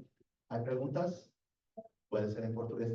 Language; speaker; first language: Spanish; non-native, fluent; Portuguese